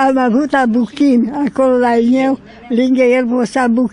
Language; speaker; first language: Romanian; non-native, local second language; Hungarian